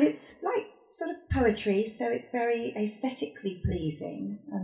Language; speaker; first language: English; native; English